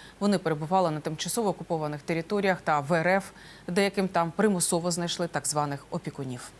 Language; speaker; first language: Ukrainian; native; Ukrainian